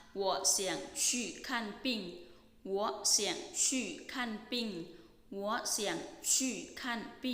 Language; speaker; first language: Chinese; non-native, fluent; Thai